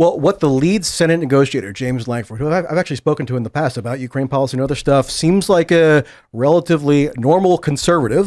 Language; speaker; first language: English; native; English